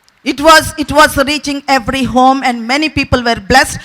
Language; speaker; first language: English; non-native, local second language; Telugu